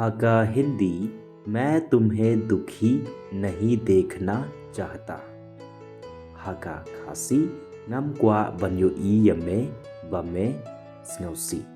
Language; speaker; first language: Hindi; non-native, local second language; Khasi